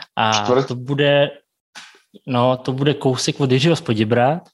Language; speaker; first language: Czech; non-native, fluent; Russian